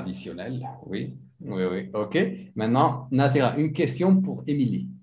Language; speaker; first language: French; non-native, fluent; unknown